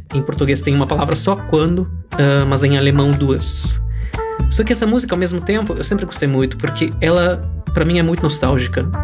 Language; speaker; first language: Portuguese; non-native, fluent; Russian